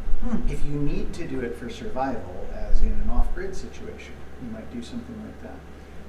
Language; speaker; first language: English; native; English